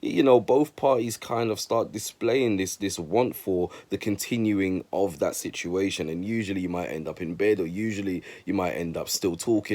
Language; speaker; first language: English; native; English